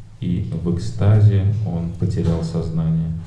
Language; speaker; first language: Russian; native; Russian